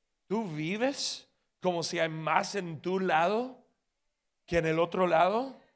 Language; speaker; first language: Spanish; non-native, fluent; English